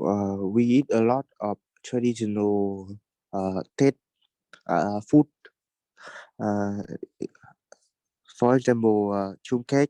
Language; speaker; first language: English; non-native, learner; Vietnamese